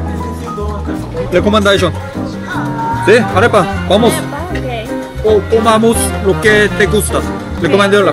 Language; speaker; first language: Spanish; non-native, learner; Korean